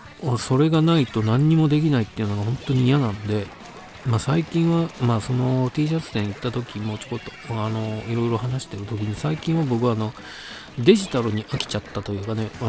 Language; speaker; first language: Japanese; native; Japanese